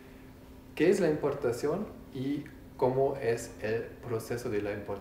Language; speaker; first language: Spanish; non-native, learner; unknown